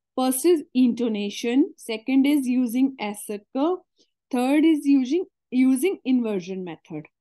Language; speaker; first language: English; non-native, local second language; Hindi